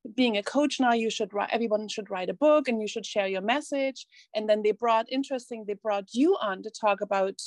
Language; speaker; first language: English; non-native, fluent; German